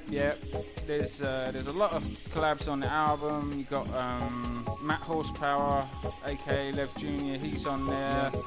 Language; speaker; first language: English; native; English